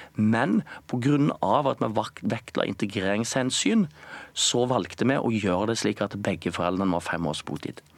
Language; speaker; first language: Norwegian; native; Norwegian